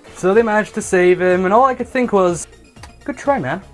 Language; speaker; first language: English; native; English